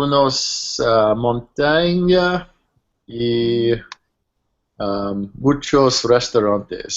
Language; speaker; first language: Spanish; non-native, learner; English